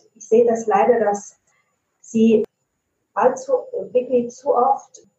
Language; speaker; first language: German; non-native, fluent; Italian